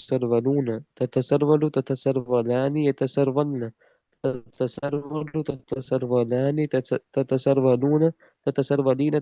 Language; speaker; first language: Arabic; non-native, learner; Urdu